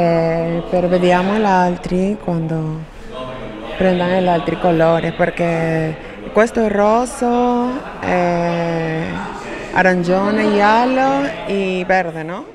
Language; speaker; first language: Italian; non-native, fluent; Spanish